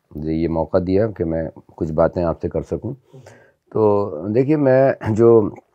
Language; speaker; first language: Hindi; native; Hindi